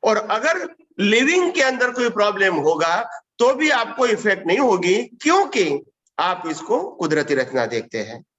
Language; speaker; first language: Hindi; non-native, local second language; Gujarati